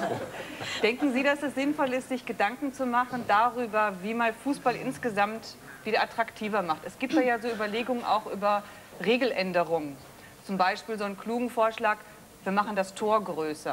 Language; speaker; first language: German; native; German